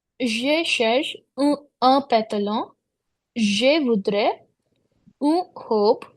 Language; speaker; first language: French; non-native, learner; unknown